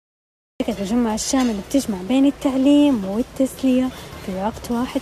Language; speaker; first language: Arabic; native; Arabic